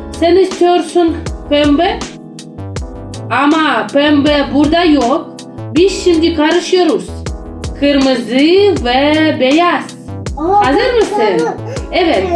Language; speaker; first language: Turkish; non-native, learner; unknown